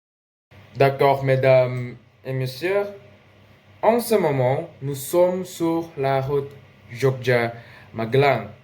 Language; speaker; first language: French; non-native, learner; Indonesian